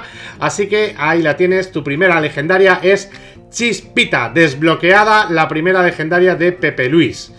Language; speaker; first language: Spanish; native; Spanish